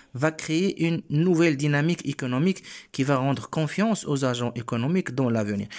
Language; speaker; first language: French; non-native, local second language; Arabic